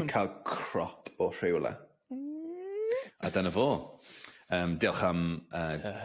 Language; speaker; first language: Welsh; non-native, local second language; English